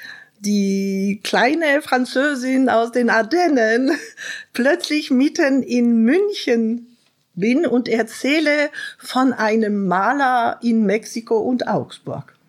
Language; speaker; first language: German; non-native, fluent; French